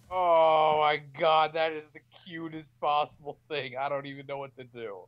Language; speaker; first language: English; native; English